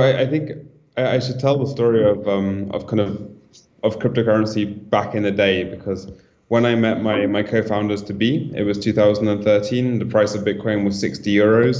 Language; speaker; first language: English; native; English